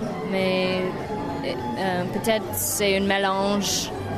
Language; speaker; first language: French; non-native, learner; English